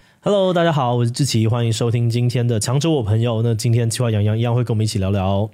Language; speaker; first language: Chinese; native; Chinese